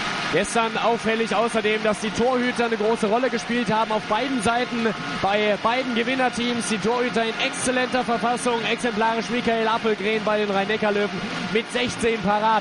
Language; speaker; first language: German; native; German